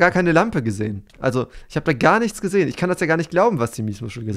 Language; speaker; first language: German; native; German